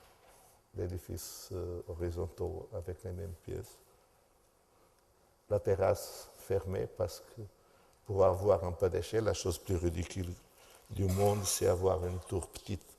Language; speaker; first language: French; non-native, fluent; Portuguese